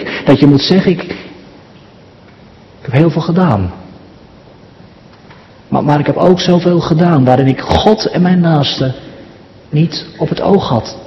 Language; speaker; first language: Dutch; native; Dutch